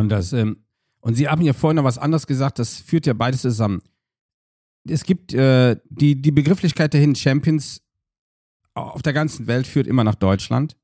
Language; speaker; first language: German; native; German